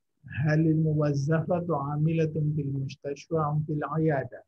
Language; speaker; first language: Arabic; non-native, fluent; Indonesian